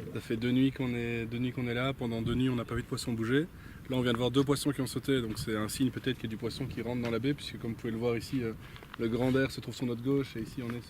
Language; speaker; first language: French; native; French